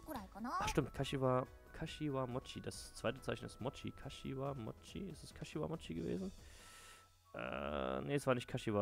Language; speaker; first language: German; native; German